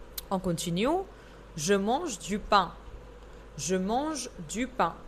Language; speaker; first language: French; non-native, fluent; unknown